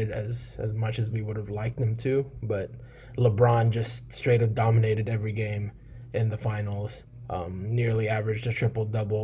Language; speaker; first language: English; early bilingual, other home language; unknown